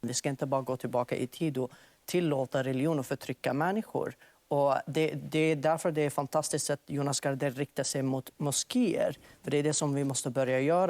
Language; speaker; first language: Swedish; non-native, fluent; Arabic